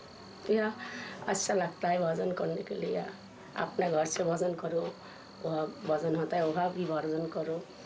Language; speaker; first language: Hindi; non-native, local second language; Bangla